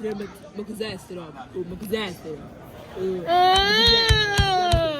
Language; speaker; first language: Italian; non-native, learner; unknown